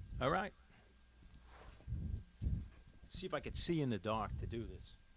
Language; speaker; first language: English; native; English